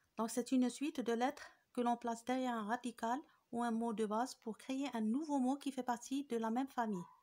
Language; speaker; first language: French; non-native, local second language; Arabic